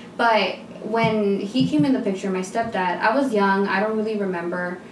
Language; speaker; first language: English; native; English